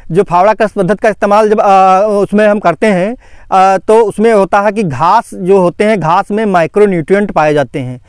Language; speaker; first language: Hindi; native; Hindi